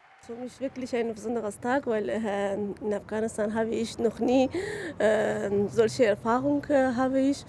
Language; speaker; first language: German; non-native, learner; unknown